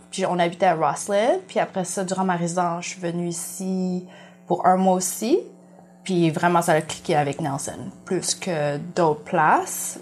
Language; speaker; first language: French; early bilingual, other home language; Vietnamese